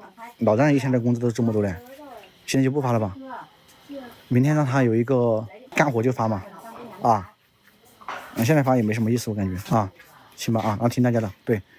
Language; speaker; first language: Chinese; native; Chinese